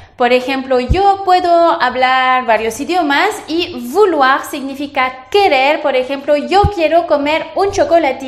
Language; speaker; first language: Spanish; non-native, fluent; French